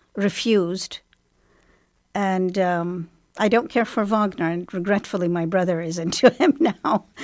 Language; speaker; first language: English; non-native, fluent; Arabic